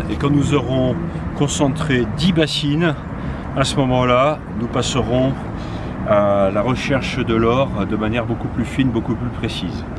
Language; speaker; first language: French; native; French